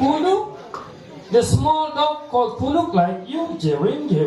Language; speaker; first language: English; non-native, learner; Indonesian